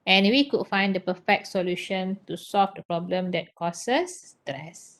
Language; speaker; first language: English; non-native, local second language; Malay